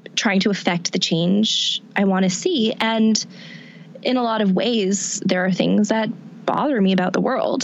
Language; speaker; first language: English; native; English